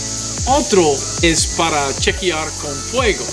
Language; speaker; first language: Spanish; non-native, learner; English